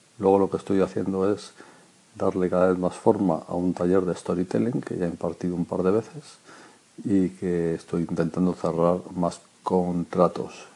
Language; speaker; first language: Spanish; native; Spanish